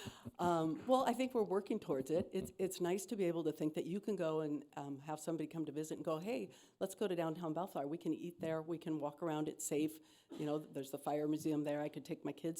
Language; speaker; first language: English; native; English